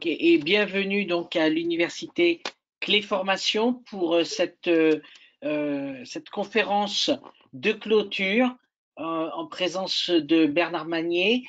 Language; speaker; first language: French; native; French